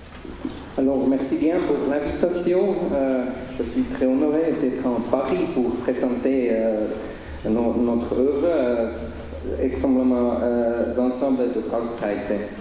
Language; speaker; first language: French; non-native, local second language; Swiss German